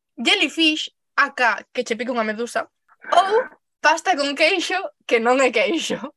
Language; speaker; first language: Galician; native; Galician